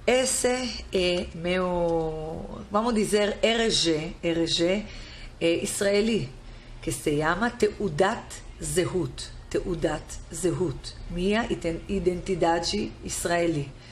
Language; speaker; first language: Portuguese; non-native, fluent; Hebrew